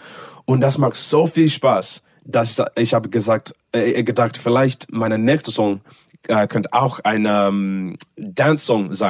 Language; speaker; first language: German; non-native, learner; English